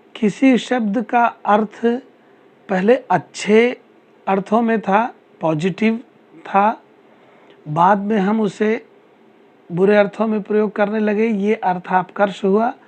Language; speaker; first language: Hindi; native; Hindi